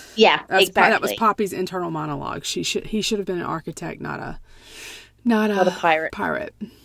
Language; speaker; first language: English; native; English